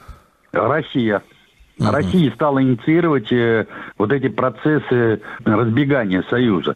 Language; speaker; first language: Russian; native; Russian